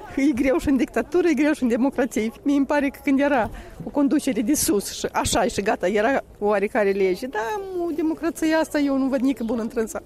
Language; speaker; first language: Romanian; native; Romanian